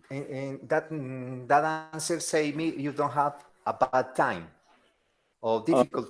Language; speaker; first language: English; non-native, learner; Spanish